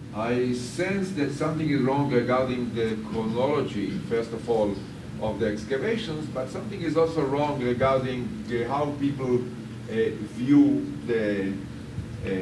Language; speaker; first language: English; non-native, fluent; Hebrew